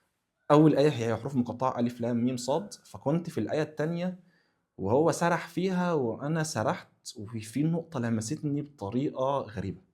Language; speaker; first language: Arabic; native; Arabic